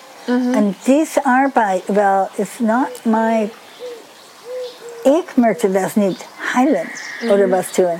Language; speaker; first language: German; non-native, fluent; English